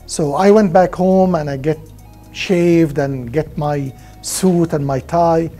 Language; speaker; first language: English; non-native, fluent; Arabic